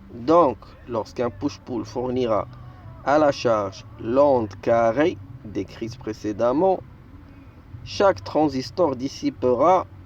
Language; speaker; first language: French; non-native, local second language; Arabic